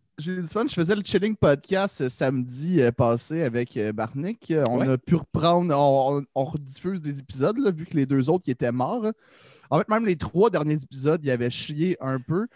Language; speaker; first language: French; native; French